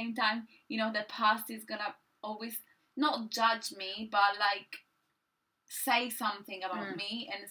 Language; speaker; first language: English; non-native, fluent; Italian